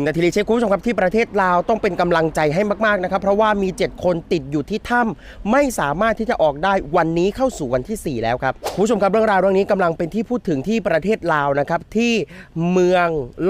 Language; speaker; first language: Thai; native; Thai